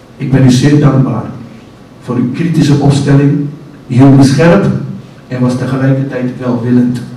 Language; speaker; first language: Dutch; native; Dutch